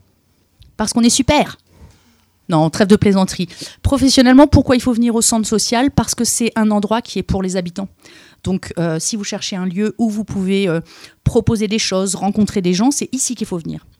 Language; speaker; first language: French; native; French